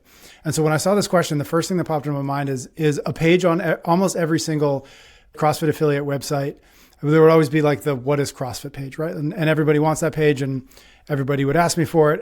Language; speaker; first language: English; native; English